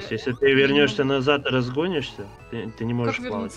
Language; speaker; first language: Russian; native; Russian